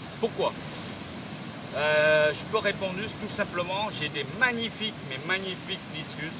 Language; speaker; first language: French; early bilingual, other home language; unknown